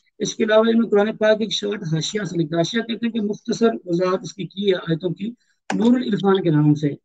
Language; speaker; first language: Urdu; native; Urdu